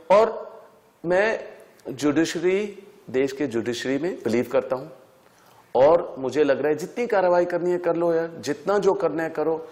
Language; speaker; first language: Hindi; native; Hindi